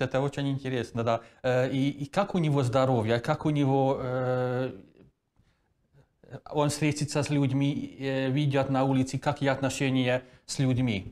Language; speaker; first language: Russian; non-native, fluent; Hungarian